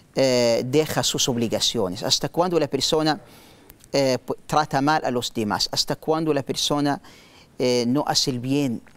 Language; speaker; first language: Spanish; non-native, learner; Arabic